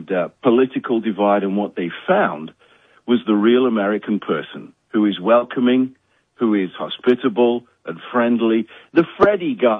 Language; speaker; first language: English; native; English